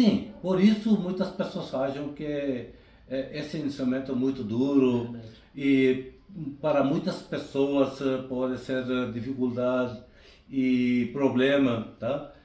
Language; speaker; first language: Portuguese; non-native, fluent; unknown